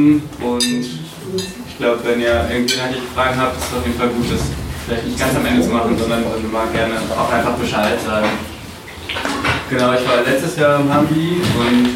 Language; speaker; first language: German; native; German